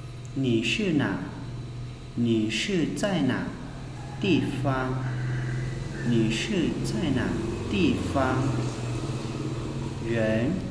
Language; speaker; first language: Chinese; non-native, fluent; Hmong